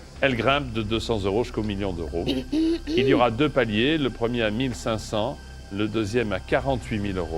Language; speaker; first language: French; native; French